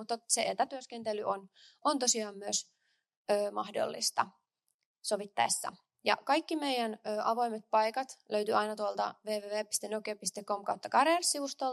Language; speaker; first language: Finnish; native; Finnish